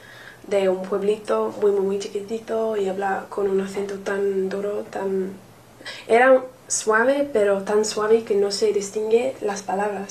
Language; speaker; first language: Spanish; non-native, learner; English